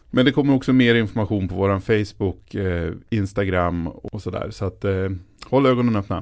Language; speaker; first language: Swedish; native; Swedish